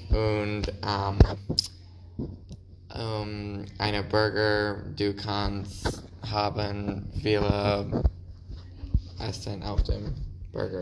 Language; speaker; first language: German; non-native, learner; English